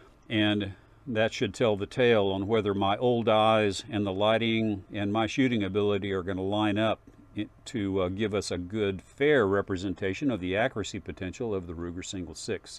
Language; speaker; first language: English; native; English